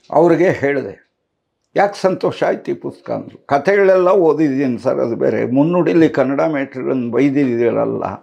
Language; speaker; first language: Kannada; non-native, local second language; Tamil